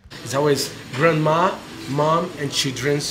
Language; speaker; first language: English; non-native, fluent; Portuguese